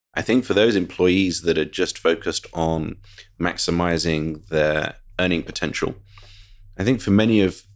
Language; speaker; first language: English; native; English